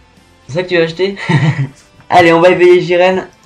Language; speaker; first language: French; native; French